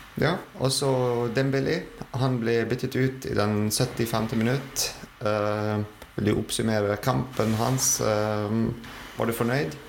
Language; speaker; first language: Norwegian; non-native, fluent; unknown